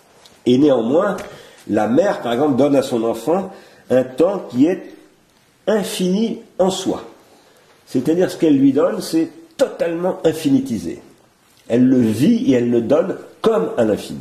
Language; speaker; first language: French; native; French